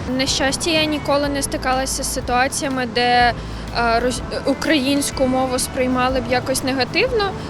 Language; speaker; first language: Ukrainian; non-native, local second language; Russian